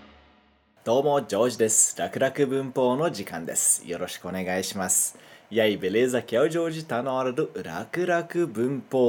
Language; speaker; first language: Japanese; non-native, fluent; Portuguese